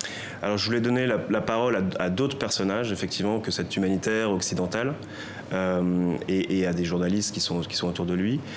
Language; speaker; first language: French; native; French